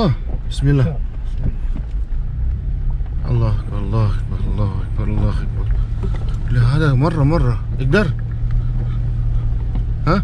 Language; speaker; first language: Arabic; non-native, learner; Indonesian